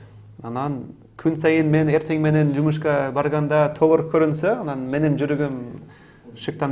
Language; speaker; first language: Kyrgyz; non-native, learner; English